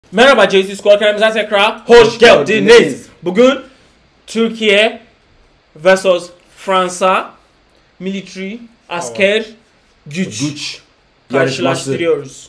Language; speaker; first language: Turkish; non-native, learner; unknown